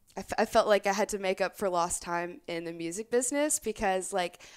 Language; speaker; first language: English; native; English